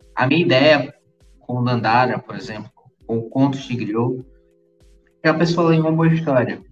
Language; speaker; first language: Portuguese; native; Portuguese